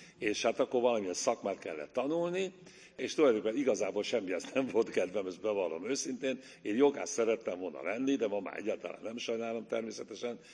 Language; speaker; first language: Hungarian; native; Hungarian